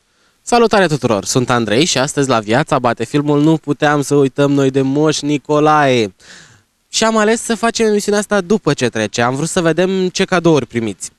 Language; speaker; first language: Romanian; native; Romanian